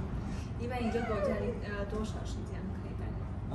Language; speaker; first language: Chinese; non-native, learner; Armenian